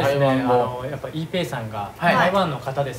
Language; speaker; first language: Japanese; native; Japanese